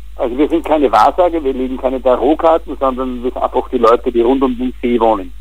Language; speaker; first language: German; native; German